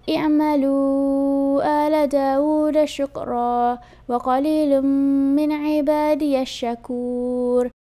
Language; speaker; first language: Arabic; non-native, learner; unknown